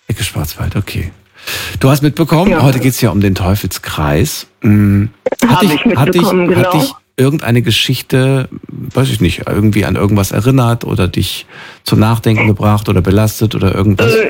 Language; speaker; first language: German; native; German